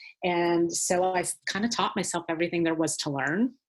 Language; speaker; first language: English; native; English